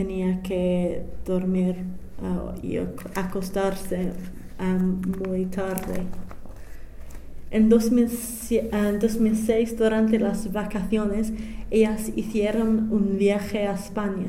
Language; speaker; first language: Spanish; non-native, fluent; English